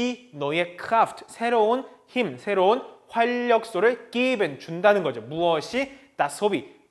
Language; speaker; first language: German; non-native, fluent; Korean